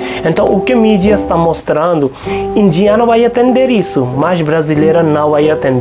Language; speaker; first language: Portuguese; non-native, local second language; Hindi